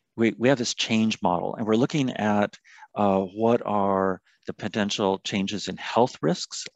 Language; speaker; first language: English; native; English